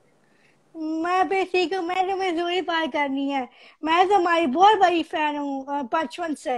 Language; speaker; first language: Hindi; early bilingual, heritage; Urdu